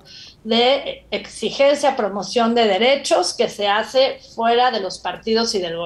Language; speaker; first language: Spanish; native; Spanish